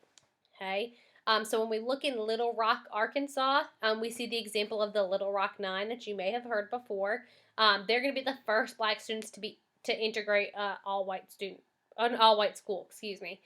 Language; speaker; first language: English; native; English